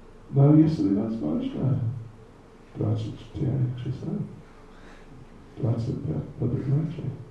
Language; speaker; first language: Russian; non-native, learner; English